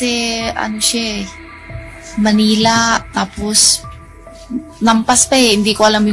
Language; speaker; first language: Filipino; non-native, learner; Chinese